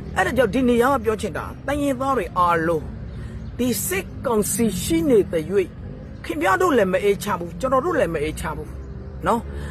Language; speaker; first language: Burmese; native; Burmese